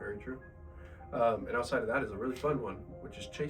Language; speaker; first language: English; native; English